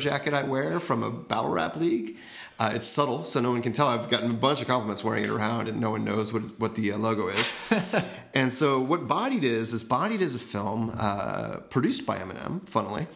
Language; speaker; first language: English; native; English